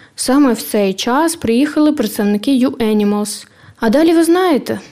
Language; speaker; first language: Ukrainian; native; Ukrainian